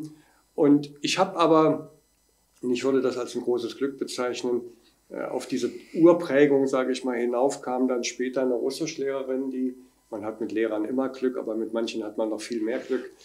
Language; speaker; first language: German; native; German